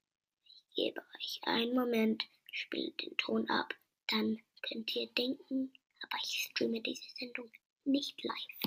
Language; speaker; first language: German; non-native, learner; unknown